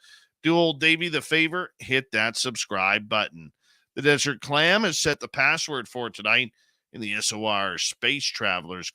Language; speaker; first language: English; native; English